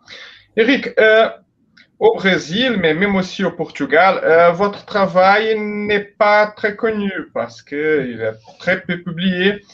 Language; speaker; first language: French; non-native, fluent; Portuguese